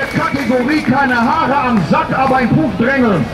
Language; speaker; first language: German; native; German